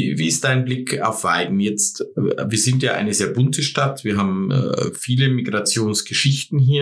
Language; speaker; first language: German; native; German